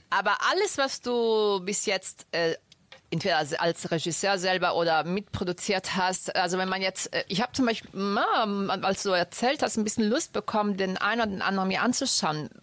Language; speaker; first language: German; early bilingual, other home language; Italian